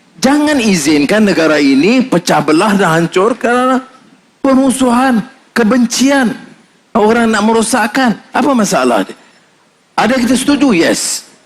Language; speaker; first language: Malay; native; Malay